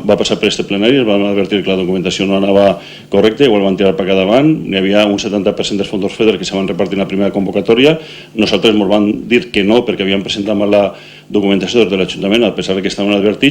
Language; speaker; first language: Catalan; native; Catalan